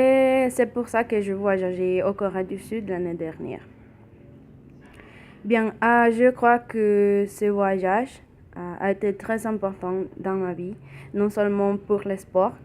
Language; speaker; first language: French; non-native, learner; Spanish